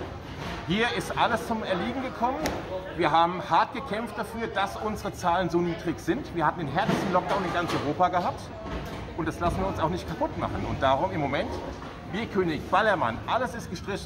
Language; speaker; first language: German; native; German